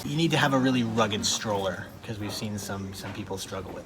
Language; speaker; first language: English; native; English